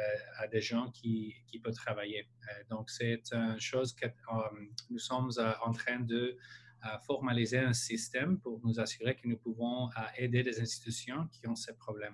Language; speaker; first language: French; non-native, local second language; English